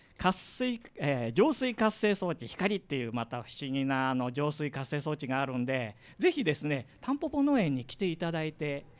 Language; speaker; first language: Japanese; native; Japanese